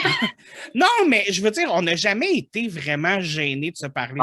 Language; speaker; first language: French; native; French